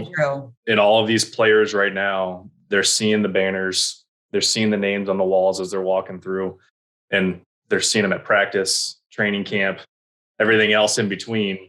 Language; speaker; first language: English; native; English